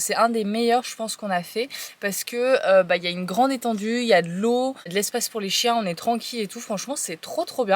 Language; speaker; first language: French; native; French